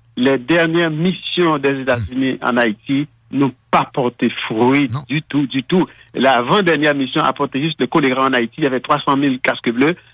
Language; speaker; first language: French; non-native, local second language; Haitian Creole